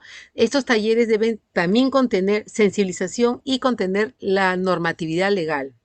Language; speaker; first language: Spanish; native; Spanish